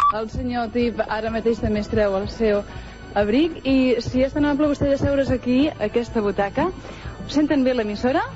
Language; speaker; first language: Catalan; native; Catalan